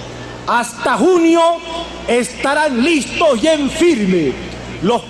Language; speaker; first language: Spanish; native; Spanish